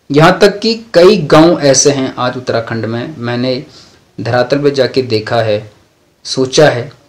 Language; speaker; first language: Hindi; native; Hindi